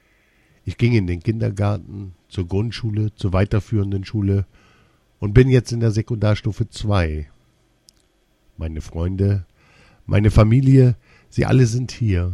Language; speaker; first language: German; early bilingual, other home language; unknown